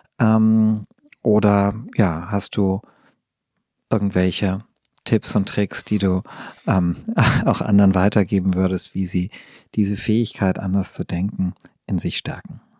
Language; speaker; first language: German; native; German